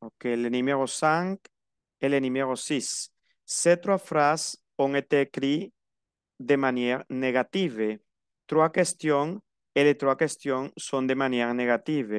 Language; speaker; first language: French; non-native, fluent; Spanish